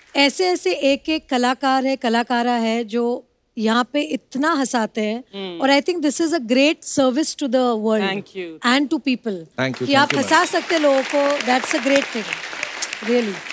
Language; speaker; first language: Hindi; non-native, local second language; Bangla